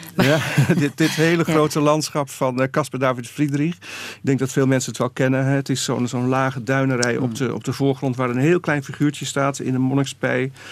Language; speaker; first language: Dutch; native; Dutch